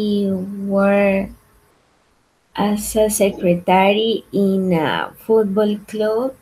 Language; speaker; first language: English; non-native, learner; Spanish